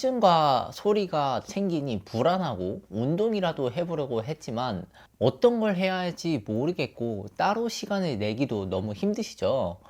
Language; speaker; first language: Korean; native; Korean